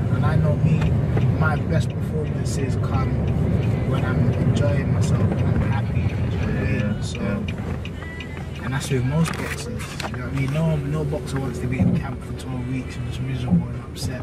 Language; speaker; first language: English; native; English